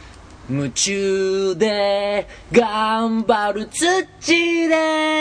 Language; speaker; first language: Japanese; native; Japanese